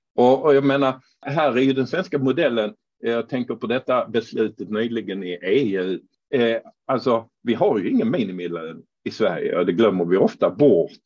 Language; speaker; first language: Swedish; non-native, fluent; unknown